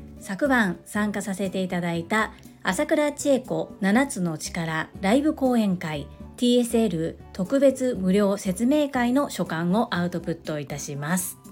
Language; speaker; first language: Japanese; native; Japanese